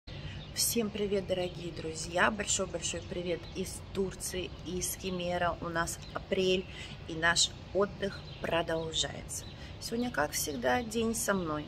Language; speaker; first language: Russian; native; Russian